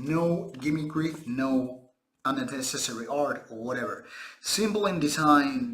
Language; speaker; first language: English; non-native, fluent; Finnish